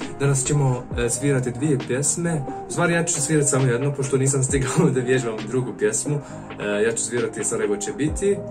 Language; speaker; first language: Serbian; non-native, fluent; Arabic